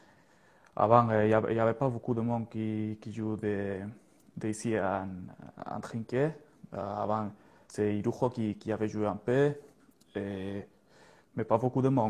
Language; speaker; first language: French; non-native, learner; Spanish